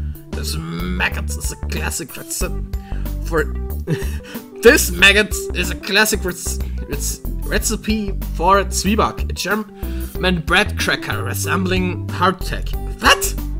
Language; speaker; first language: English; non-native, learner; German